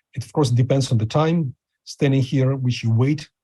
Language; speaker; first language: English; non-native, fluent; Russian